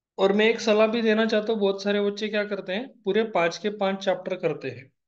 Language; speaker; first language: Hindi; non-native, local second language; Marathi